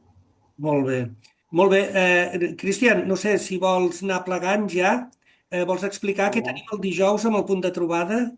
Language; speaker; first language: Catalan; native; Catalan